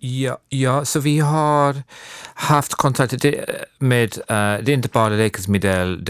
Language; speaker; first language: Swedish; non-native, fluent; English